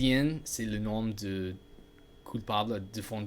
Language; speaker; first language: French; non-native, learner; English